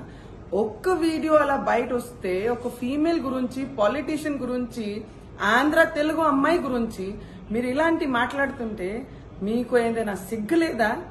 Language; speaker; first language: Telugu; non-native, fluent; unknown